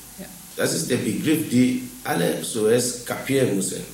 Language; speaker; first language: German; non-native, fluent; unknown